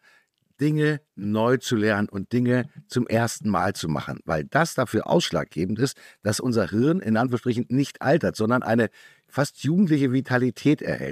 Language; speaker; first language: German; native; German